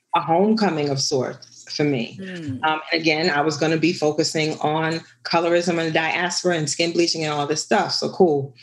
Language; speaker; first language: English; native; English